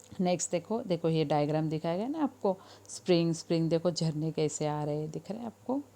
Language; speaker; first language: Hindi; non-native, local second language; Marathi